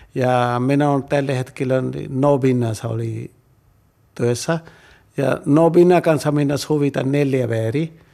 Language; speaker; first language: Finnish; non-native, learner; Punjabi